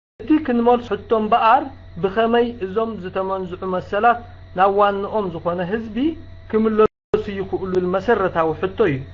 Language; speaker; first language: Tigrinya; native; Tigrinya